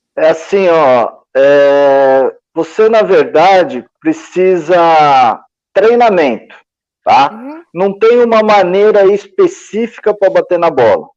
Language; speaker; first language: Portuguese; native; Portuguese